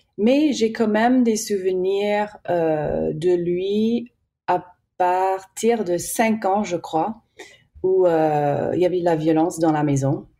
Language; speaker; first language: French; early bilingual, heritage; English